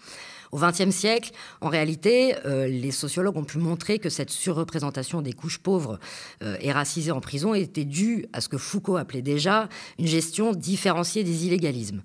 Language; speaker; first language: French; native; French